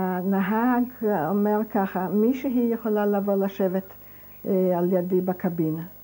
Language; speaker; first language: Hebrew; non-native, fluent; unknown